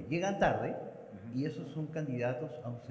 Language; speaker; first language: Spanish; native; Spanish